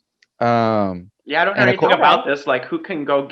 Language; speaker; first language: English; native; English